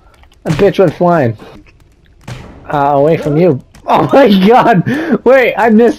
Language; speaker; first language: English; native; English